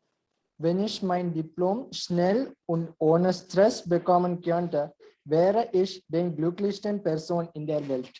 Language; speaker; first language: German; non-native, learner; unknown